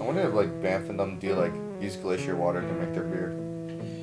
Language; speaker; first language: English; native; English